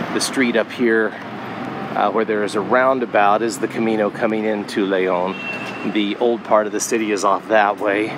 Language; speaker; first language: English; native; English